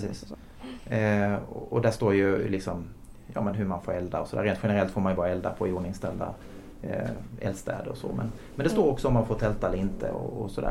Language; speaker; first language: Swedish; native; Swedish